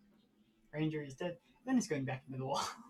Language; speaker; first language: English; native; English